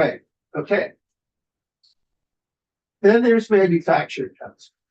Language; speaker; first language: English; native; English